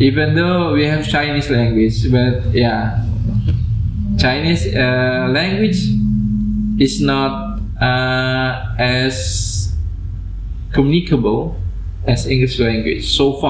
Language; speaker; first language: English; non-native, fluent; Indonesian